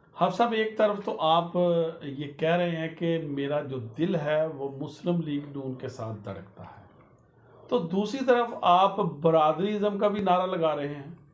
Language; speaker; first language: Urdu; non-native, local second language; Punjabi